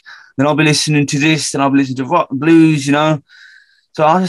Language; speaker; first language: English; native; English